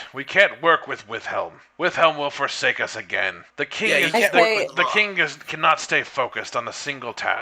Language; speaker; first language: English; native; English